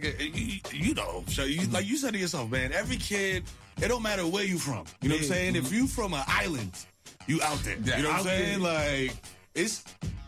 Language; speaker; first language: English; native; English